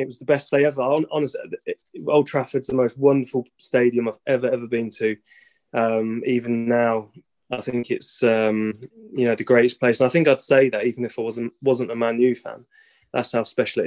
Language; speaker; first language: English; native; English